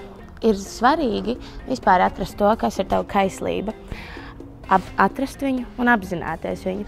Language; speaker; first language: Latvian; native; Latvian